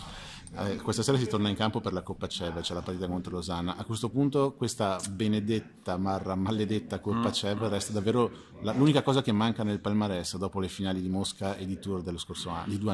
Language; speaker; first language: Italian; native; Italian